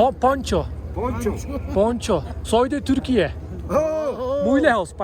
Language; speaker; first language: Spanish; non-native, learner; Turkish